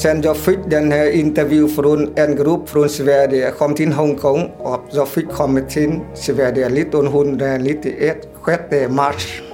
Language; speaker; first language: Swedish; non-native, learner; Vietnamese